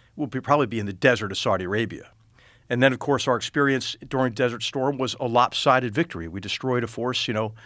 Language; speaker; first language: English; native; English